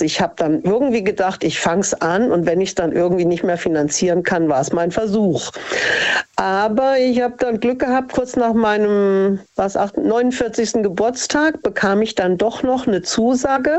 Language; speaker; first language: German; native; German